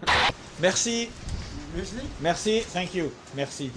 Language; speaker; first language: French; native; French